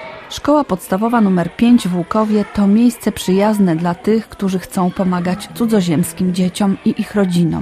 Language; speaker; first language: Polish; native; Polish